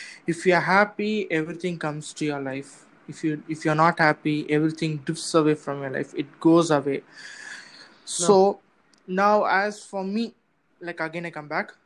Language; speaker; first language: English; non-native, local second language; Tamil